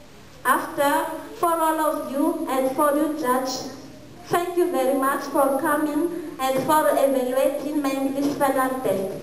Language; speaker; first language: English; non-native, learner; Malagasy